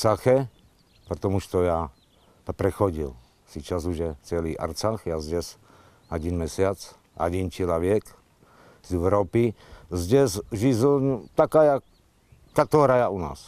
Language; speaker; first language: Russian; non-native, learner; Slovak